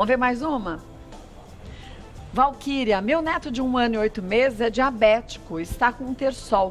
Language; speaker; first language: Portuguese; native; Portuguese